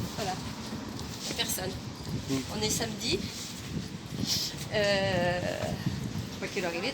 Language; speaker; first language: French; native; French